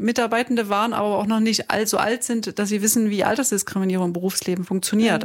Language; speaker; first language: German; native; German